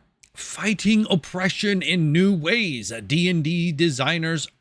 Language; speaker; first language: English; native; English